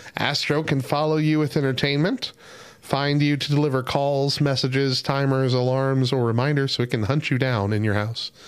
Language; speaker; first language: English; native; English